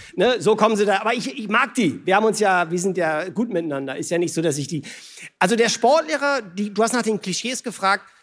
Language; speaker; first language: German; native; German